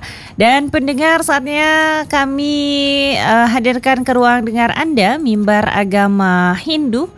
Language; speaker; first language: Indonesian; native; Indonesian